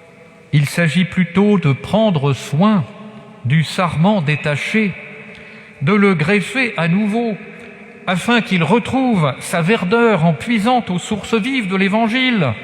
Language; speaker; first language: French; native; French